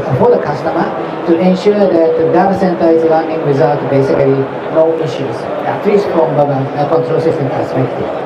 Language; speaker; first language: English; non-native, fluent; Japanese